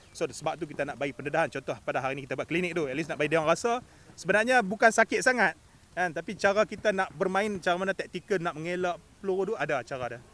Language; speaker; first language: Malay; native; Malay